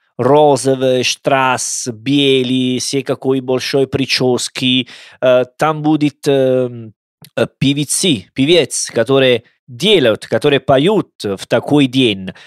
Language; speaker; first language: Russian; non-native, learner; Italian